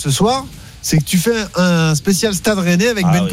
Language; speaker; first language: French; native; French